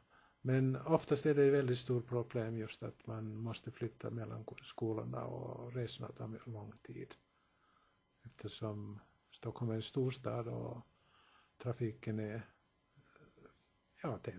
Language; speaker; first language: Swedish; non-native, local second language; Finnish